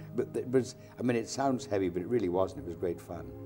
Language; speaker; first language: English; native; English